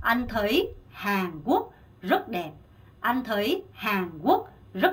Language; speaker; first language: Vietnamese; non-native, fluent; Korean